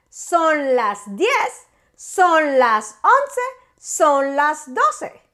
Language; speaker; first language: Spanish; native; Spanish